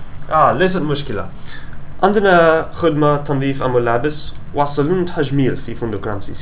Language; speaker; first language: Arabic; non-native, learner; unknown